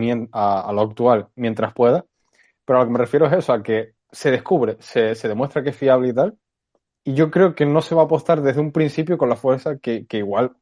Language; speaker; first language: Spanish; native; Spanish